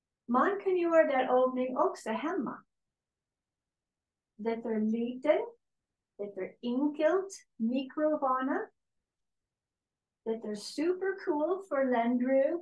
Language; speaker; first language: Swedish; non-native, learner; English